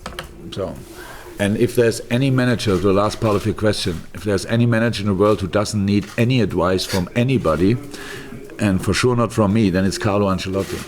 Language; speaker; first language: English; non-native, fluent; German